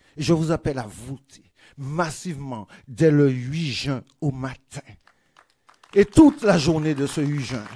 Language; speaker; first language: French; native; French